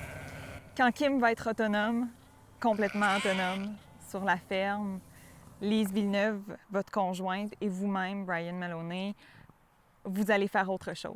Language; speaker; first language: French; native; French